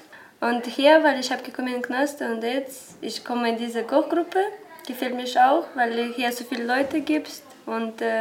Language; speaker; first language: German; non-native, learner; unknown